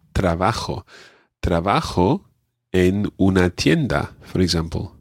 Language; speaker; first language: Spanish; non-native, fluent; English